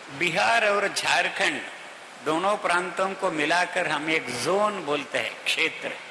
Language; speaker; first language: Hindi; non-native, local second language; Kannada